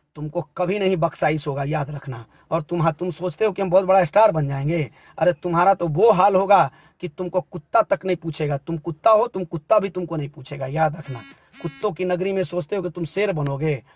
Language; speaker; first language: Hindi; native; Hindi